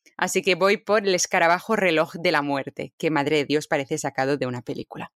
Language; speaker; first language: Spanish; native; Spanish